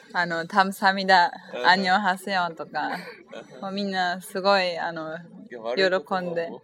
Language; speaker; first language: Japanese; non-native, fluent; German